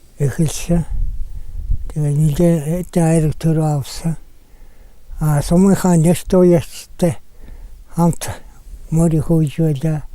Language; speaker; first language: Mongolian; native; Mongolian